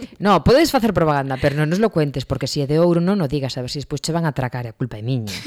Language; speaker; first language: Galician; non-native, local second language; Spanish